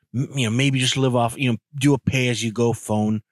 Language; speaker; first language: English; native; English